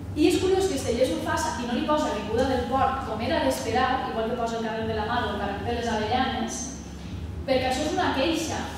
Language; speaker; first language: Catalan; native; Catalan